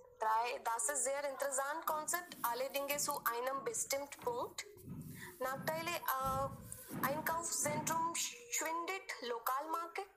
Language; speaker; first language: German; non-native, learner; Hindi